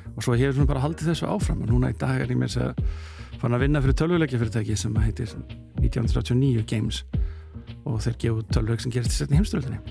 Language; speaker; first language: Icelandic; early bilingual, heritage; Icelandic